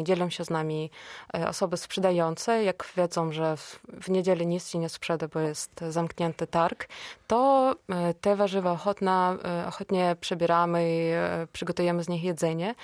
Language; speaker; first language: Polish; non-native, fluent; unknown